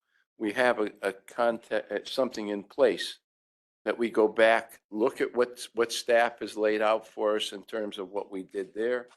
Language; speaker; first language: English; native; English